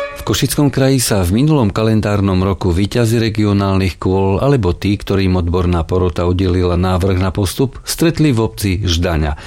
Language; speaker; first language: Slovak; native; Slovak